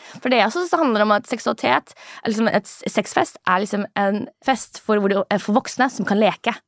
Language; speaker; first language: Norwegian; early bilingual, other home language; English